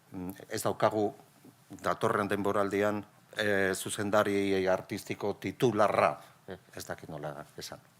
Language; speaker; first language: Basque; non-native, local second language; Spanish